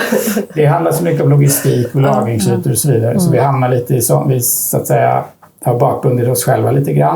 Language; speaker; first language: Swedish; native; Swedish